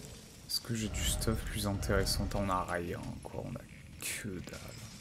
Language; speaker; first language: French; native; French